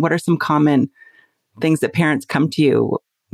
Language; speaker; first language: English; native; English